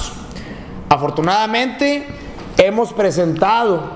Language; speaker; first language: Spanish; native; Spanish